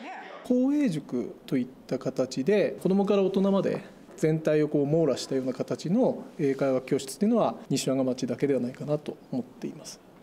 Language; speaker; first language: Japanese; native; Japanese